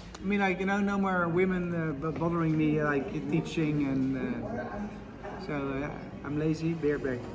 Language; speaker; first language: English; non-native, fluent; Dutch